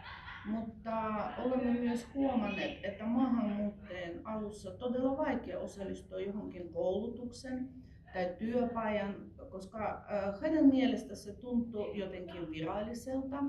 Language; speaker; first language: Finnish; non-native, fluent; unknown